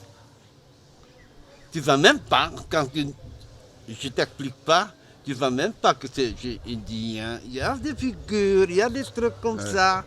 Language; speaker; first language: French; non-native, learner; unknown